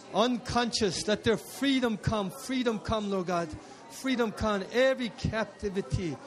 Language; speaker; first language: English; early bilingual, other home language; Korean